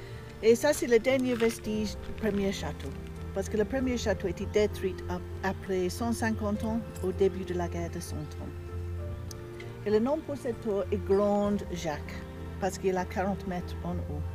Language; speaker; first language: French; non-native, fluent; English